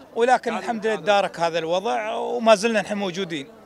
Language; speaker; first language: Arabic; native; Arabic